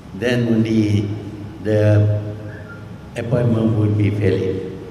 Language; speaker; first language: English; non-native, local second language; Malay